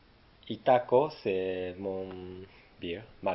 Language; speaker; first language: French; non-native, learner; Japanese